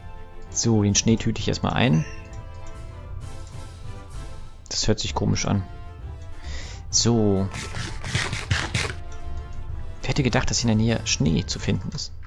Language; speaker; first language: German; native; German